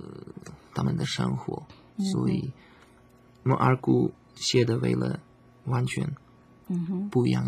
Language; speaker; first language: Chinese; non-native, learner; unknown